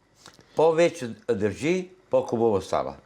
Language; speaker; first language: Bulgarian; non-native, learner; Italian